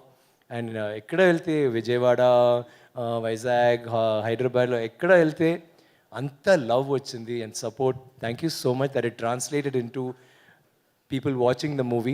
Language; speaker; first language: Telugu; non-native, learner; Tamil